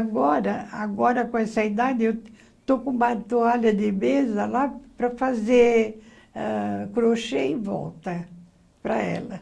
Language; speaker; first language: Portuguese; early bilingual, other home language; Arabic